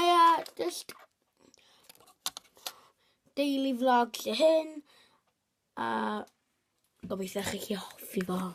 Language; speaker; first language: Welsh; non-native, local second language; English